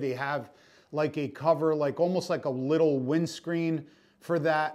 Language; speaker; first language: English; native; English